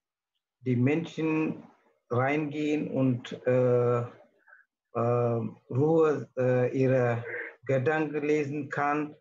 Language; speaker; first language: German; non-native, learner; Tamil